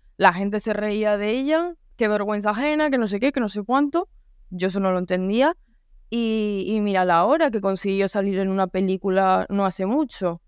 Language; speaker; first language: Spanish; native; Spanish